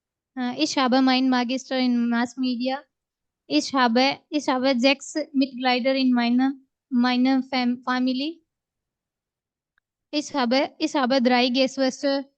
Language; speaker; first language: German; non-native, learner; Hindi